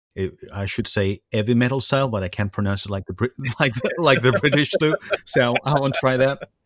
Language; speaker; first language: English; non-native, fluent; Spanish